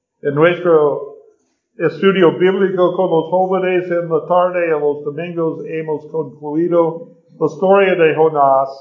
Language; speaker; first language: Spanish; non-native, learner; English